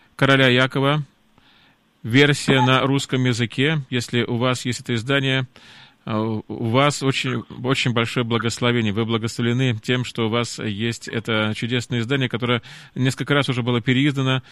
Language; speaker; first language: Russian; non-native, fluent; English